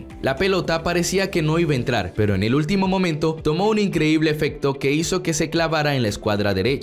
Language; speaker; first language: Spanish; native; Spanish